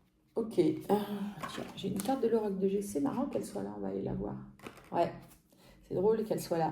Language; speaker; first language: French; native; French